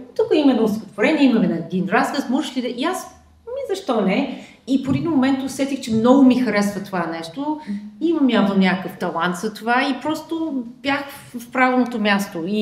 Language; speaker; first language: Bulgarian; non-native, fluent; English